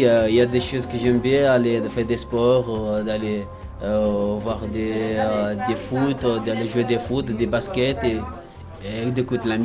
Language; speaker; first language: French; non-native, learner; Comorian